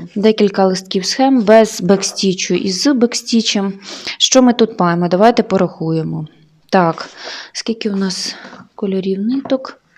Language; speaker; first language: Ukrainian; native; Ukrainian